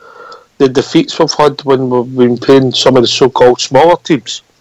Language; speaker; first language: English; native; English